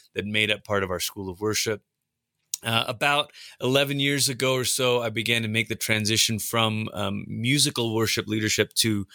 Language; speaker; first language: English; early bilingual, other home language; Tamil